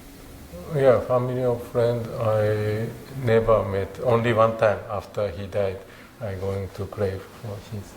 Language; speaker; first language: English; non-native, learner; Japanese